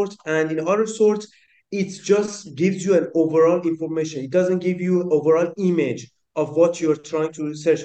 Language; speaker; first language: English; non-native, local second language; Persian